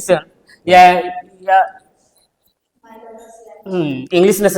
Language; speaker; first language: English; non-native, learner; Hindi